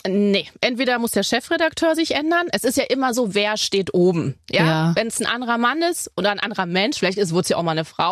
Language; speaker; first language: German; native; German